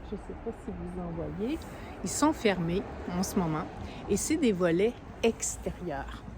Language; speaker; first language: French; native; French